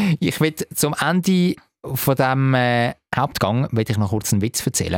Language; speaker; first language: German; native; German